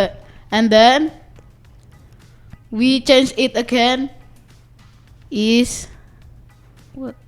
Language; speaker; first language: English; non-native, learner; Indonesian